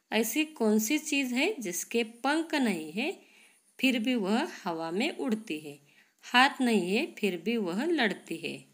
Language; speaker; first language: Hindi; non-native, local second language; Marathi